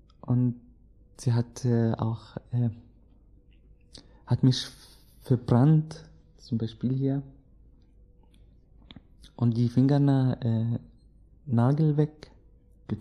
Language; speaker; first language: German; non-native, learner; Arabic